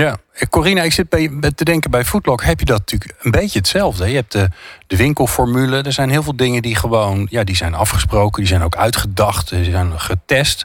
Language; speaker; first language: Dutch; native; Dutch